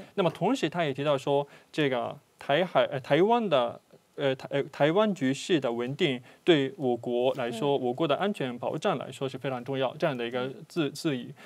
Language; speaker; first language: Chinese; non-native, fluent; Japanese